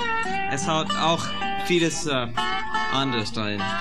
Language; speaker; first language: German; non-native, fluent; English